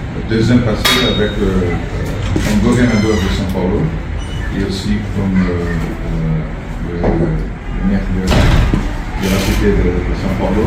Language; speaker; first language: French; non-native, learner; Portuguese